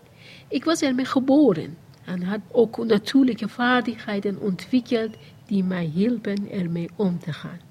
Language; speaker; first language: Dutch; non-native, fluent; Persian